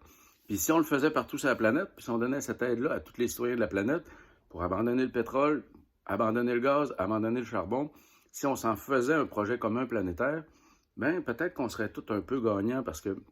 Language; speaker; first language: French; native; French